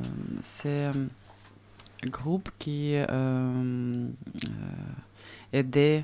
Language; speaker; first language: French; non-native, learner; Russian